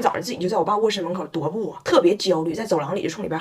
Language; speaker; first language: Chinese; native; Chinese